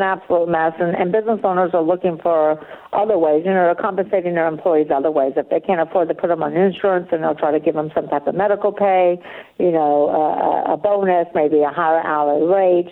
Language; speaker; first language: English; native; English